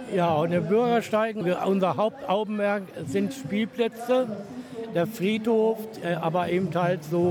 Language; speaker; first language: German; native; German